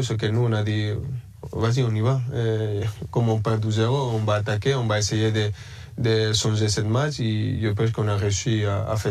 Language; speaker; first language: French; early bilingual, other home language; Spanish